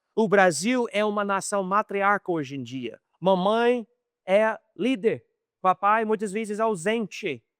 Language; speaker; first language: Portuguese; non-native, fluent; English